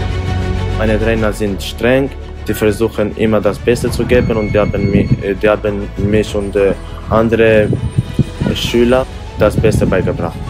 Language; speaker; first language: German; non-native, learner; Albanian